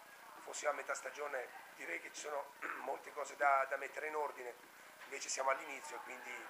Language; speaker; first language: Italian; native; Italian